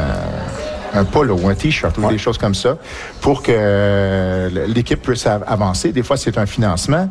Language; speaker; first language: French; native; French